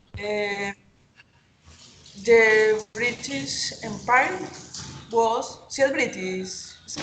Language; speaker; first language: English; non-native, learner; Spanish